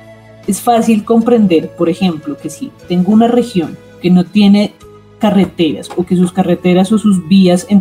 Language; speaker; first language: Spanish; native; Spanish